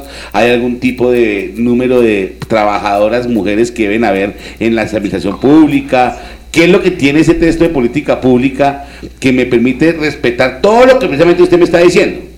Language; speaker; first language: Spanish; native; Spanish